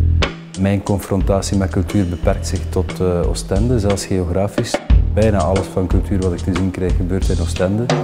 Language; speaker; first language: Dutch; native; Dutch